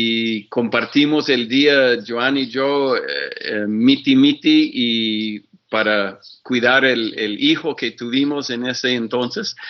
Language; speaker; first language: Spanish; non-native, fluent; English